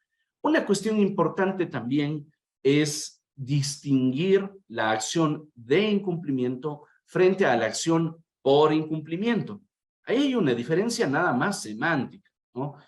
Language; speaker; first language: Spanish; native; Spanish